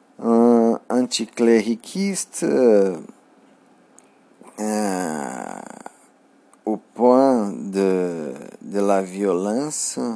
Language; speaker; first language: French; non-native, learner; Portuguese